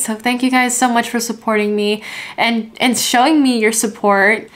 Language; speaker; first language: English; early bilingual, other home language; Spanish